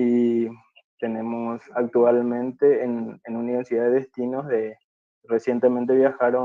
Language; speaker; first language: Spanish; native; Spanish